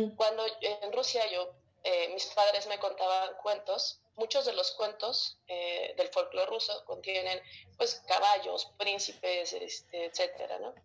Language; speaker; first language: Spanish; early bilingual, other home language; Russian